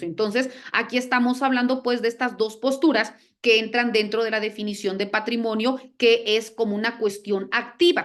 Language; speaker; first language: Spanish; native; Spanish